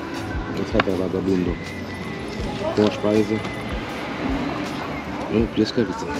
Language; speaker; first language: German; native; German